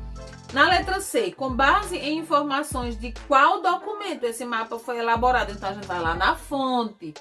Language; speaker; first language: Portuguese; native; Portuguese